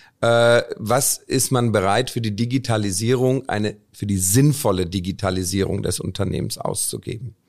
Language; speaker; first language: German; early bilingual, other home language; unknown